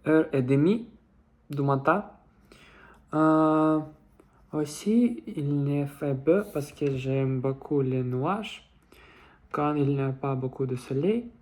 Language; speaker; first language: French; non-native, learner; Russian